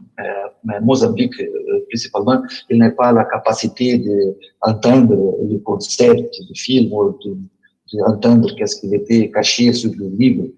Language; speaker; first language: French; non-native, learner; Portuguese